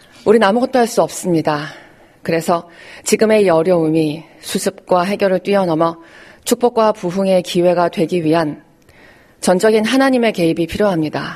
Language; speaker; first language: Korean; native; Korean